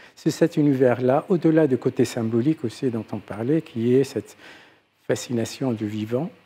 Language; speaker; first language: French; non-native, local second language; Arabic